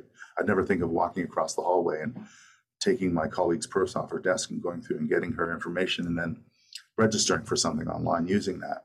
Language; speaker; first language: English; native; English